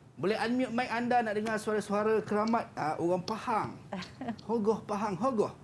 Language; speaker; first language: Malay; native; Malay